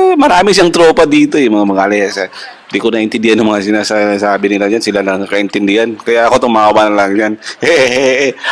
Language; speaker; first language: Filipino; non-native, local second language; Hiligaynon